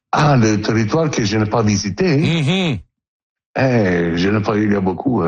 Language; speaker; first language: French; non-native, learner; Italian